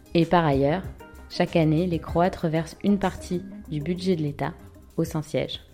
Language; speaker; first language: French; native; French